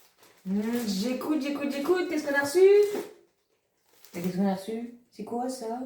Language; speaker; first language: French; native; French